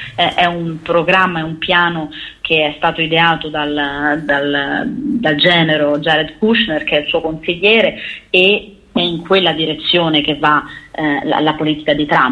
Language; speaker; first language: Italian; native; Italian